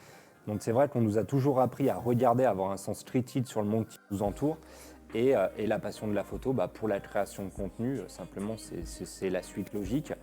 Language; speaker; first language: French; native; French